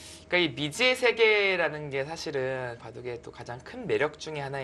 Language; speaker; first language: Korean; native; Korean